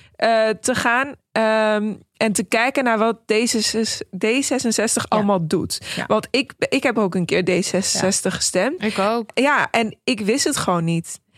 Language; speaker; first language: Dutch; early bilingual, other home language; Persian